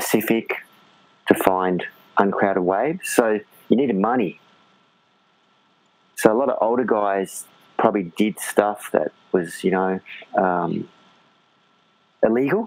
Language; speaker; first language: English; native; English